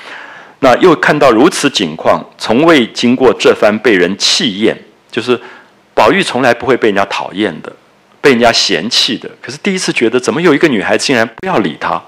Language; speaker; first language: Chinese; native; Chinese